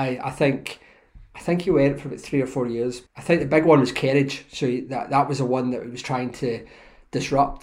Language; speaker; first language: English; native; English